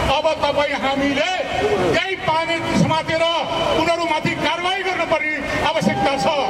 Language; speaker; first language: Nepali; native; Nepali